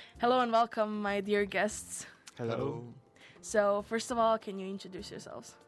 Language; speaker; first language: English; non-native, fluent; Croatian